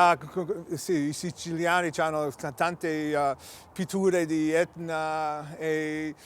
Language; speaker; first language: Italian; early bilingual, heritage; English